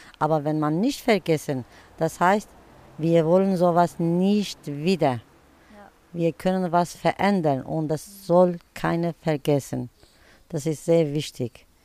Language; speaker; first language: German; early bilingual, other home language; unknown